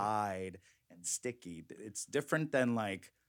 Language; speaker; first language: English; early bilingual, other home language; Korean